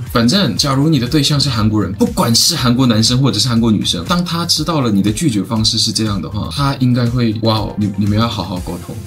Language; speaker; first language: Chinese; non-native, fluent; Korean